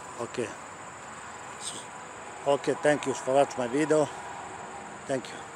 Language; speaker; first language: English; non-native, learner; Croatian